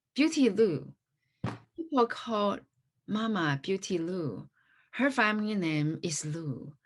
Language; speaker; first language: English; non-native, fluent; Chinese